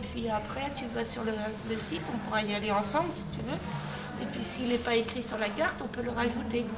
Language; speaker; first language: French; native; French